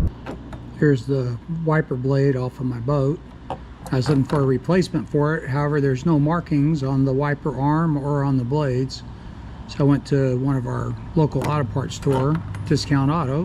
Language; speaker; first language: English; native; English